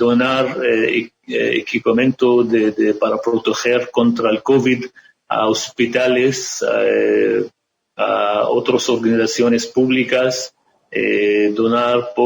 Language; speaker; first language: Spanish; non-native, fluent; Arabic